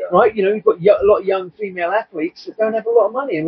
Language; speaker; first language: English; native; English